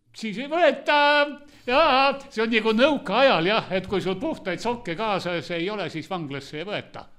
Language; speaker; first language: Estonian; non-native, local second language; Russian